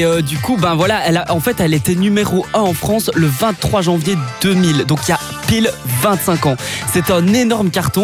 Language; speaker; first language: French; native; French